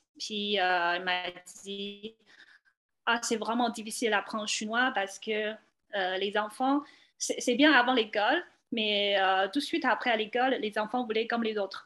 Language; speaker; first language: French; non-native, fluent; Chinese